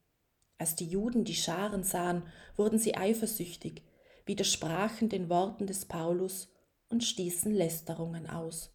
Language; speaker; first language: German; native; German